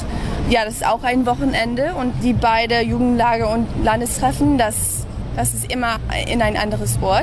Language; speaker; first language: German; early bilingual, heritage; English